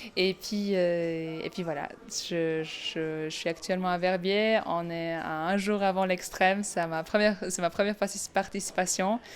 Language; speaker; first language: French; non-native, fluent; Polish